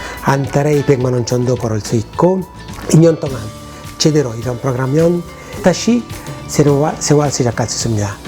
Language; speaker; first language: Korean; non-native, fluent; Italian